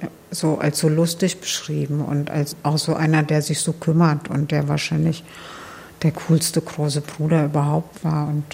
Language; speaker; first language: German; native; German